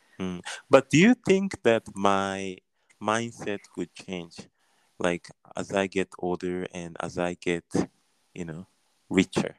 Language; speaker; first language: English; non-native, learner; Japanese